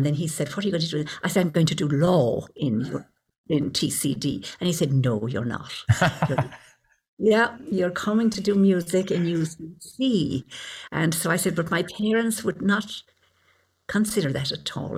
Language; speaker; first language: English; native; English